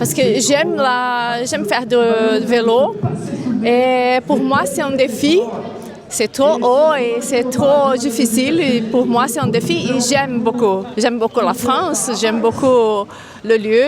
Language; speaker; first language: French; non-native, learner; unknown